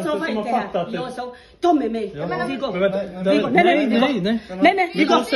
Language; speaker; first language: Swedish; non-native, learner; Somali